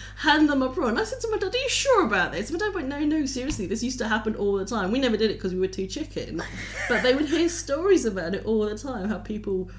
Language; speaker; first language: English; native; English